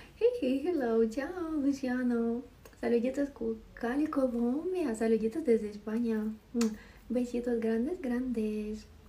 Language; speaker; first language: Spanish; non-native, learner; Russian